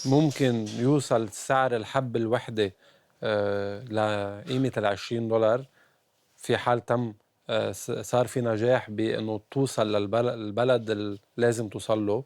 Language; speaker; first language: Arabic; native; Arabic